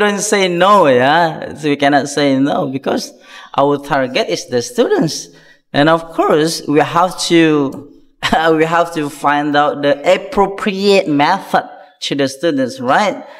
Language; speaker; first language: English; non-native, fluent; Indonesian